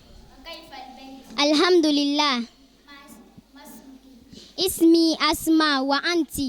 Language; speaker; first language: Arabic; non-native, learner; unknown